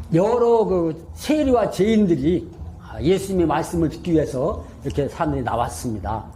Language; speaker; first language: Korean; native; Korean